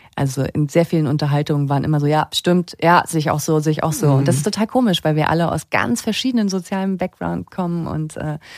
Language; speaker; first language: German; native; German